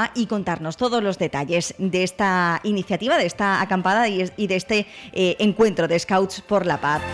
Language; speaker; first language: Spanish; native; Spanish